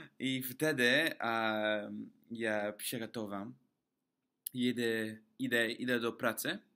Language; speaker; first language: Polish; non-native, learner; English